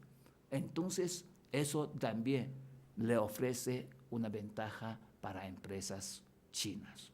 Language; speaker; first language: Spanish; non-native, fluent; Chinese